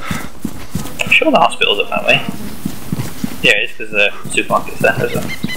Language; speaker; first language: English; native; English